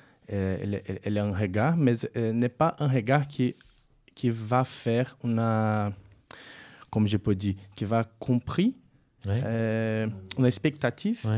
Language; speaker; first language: French; non-native, fluent; Portuguese